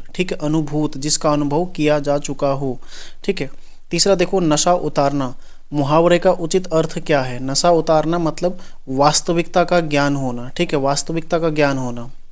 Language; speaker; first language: Hindi; native; Hindi